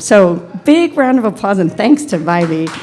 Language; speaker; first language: English; native; English